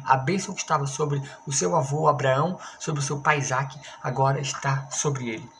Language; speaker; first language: Portuguese; native; Portuguese